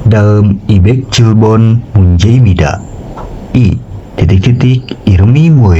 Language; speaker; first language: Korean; non-native, fluent; Indonesian